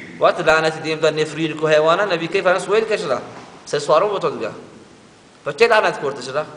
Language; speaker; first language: Persian; native; Persian